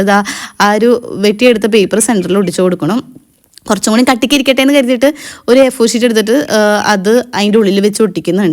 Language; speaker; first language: Malayalam; native; Malayalam